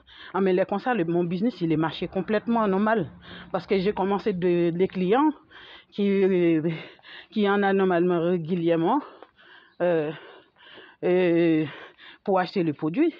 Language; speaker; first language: French; non-native, fluent; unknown